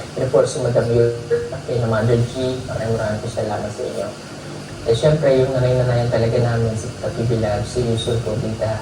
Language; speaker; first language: Filipino; native; Filipino